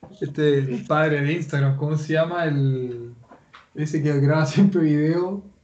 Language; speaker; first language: Spanish; native; Spanish